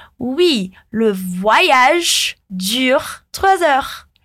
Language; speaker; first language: French; non-native, fluent; Portuguese